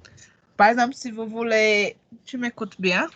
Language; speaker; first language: French; non-native, learner; Portuguese